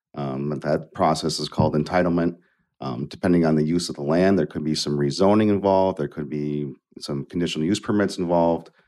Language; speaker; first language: English; native; English